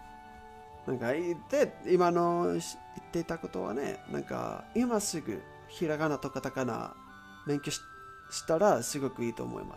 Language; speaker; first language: Japanese; non-native, learner; Spanish